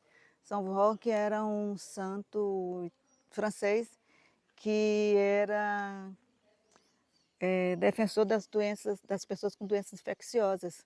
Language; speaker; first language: Portuguese; native; Portuguese